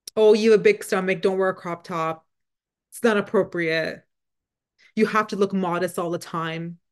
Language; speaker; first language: English; non-native, fluent; Punjabi